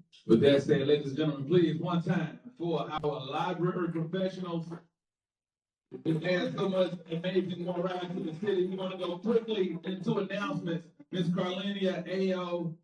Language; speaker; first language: English; native; English